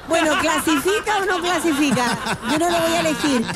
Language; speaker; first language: Spanish; native; Spanish